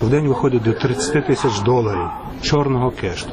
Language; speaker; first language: Ukrainian; native; Ukrainian